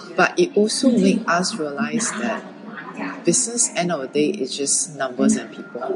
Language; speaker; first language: English; early bilingual, other home language; Chinese